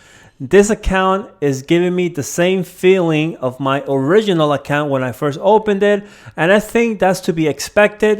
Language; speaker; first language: English; native; English